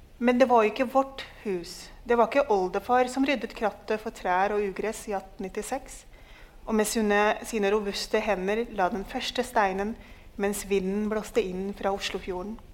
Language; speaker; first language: Norwegian; early bilingual, other home language; Urdu